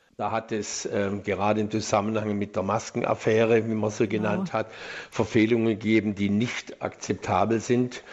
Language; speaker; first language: German; native; German